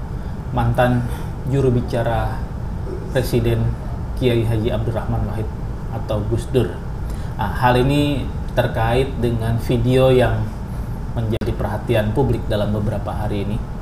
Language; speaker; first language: Indonesian; native; Indonesian